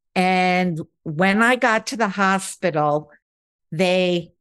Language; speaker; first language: English; native; English